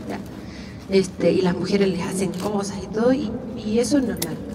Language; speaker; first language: Spanish; native; Spanish